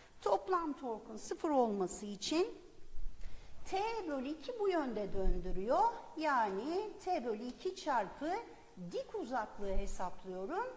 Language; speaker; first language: Turkish; native; Turkish